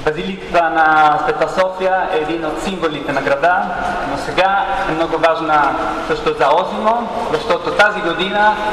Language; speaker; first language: Bulgarian; non-native, learner; Italian